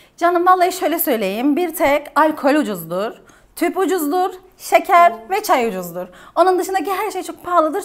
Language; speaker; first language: Turkish; native; Turkish